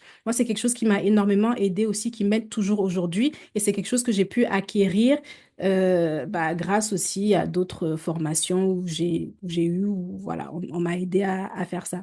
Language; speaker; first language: French; native; French